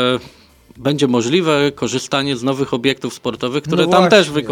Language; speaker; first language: Polish; native; Polish